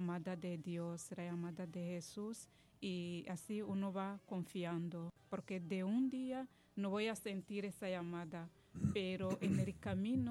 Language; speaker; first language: Spanish; non-native, fluent; Kinyarwanda